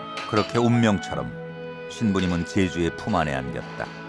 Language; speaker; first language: Korean; native; Korean